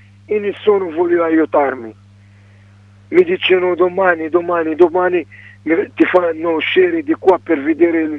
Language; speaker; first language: Italian; non-native, learner; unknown